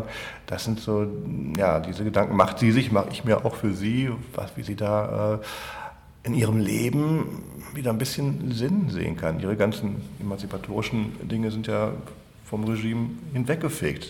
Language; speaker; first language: German; native; German